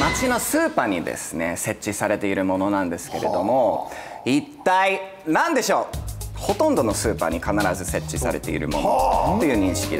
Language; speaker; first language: Japanese; non-native, fluent; English